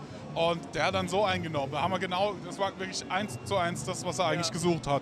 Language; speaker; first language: German; native; German